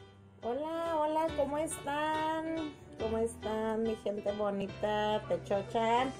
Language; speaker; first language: Spanish; native; Spanish